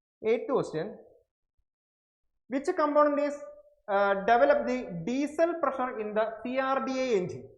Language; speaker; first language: English; non-native, local second language; Malayalam